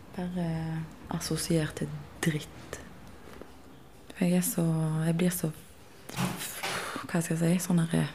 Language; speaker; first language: Norwegian; native; Norwegian